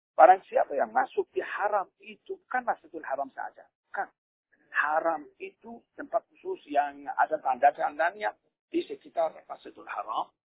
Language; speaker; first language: Indonesian; non-native, fluent; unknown